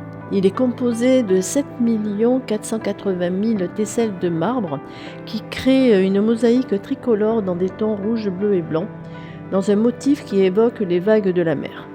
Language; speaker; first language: French; native; French